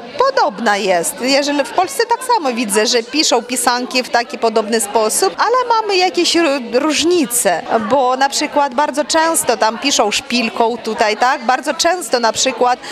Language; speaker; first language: Polish; non-native, fluent; Ukrainian